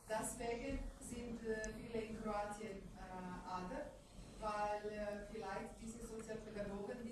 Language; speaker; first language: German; non-native, learner; Croatian